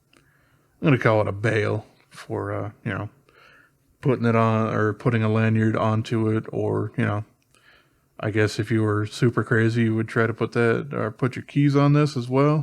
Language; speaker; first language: English; native; English